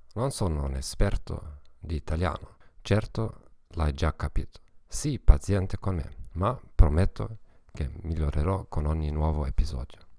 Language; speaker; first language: Italian; non-native, learner; German